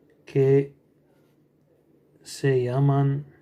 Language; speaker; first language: Spanish; non-native, fluent; English